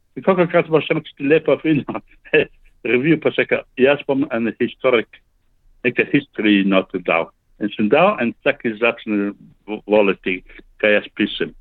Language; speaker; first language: Slovenian; early bilingual, heritage; Slovenian